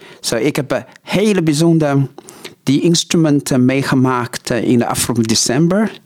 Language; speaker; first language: Dutch; non-native, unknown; Chinese